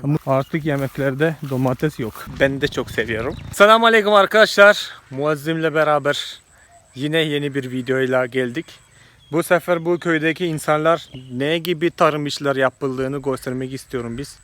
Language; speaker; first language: Turkish; non-native, fluent; Malayalam